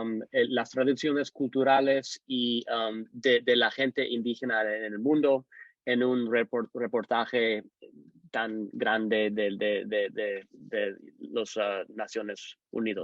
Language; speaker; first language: Spanish; non-native, fluent; English